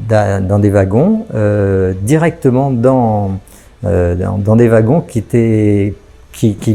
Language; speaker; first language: French; native; French